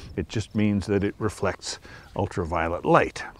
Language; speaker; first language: English; native; English